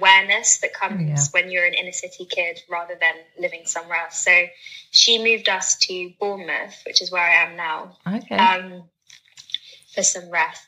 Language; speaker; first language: English; native; English